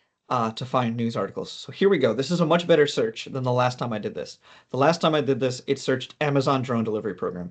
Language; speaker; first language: English; native; English